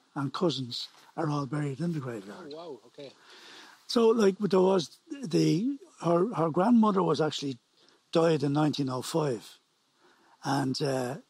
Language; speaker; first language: English; native; English